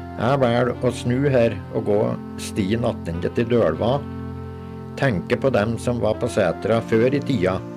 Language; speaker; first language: Norwegian; native; Norwegian